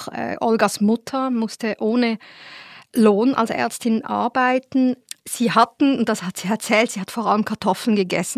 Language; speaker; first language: German; native; German